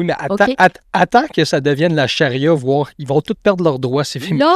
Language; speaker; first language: French; native; French